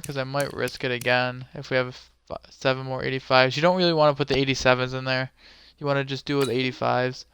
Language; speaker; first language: English; native; English